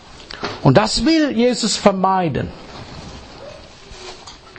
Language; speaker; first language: German; non-native, fluent; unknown